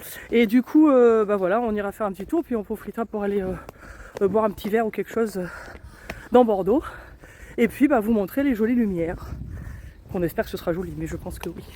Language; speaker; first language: French; native; French